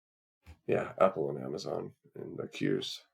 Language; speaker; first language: English; native; English